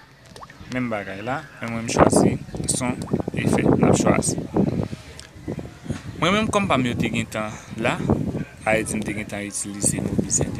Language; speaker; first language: French; non-native, local second language; Haitian Creole